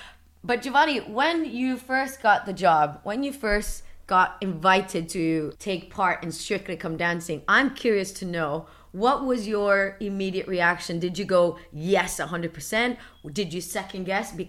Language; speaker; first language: English; early bilingual, other home language; Spanish